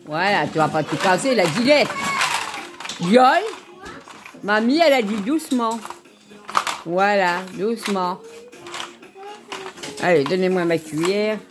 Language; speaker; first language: French; native; French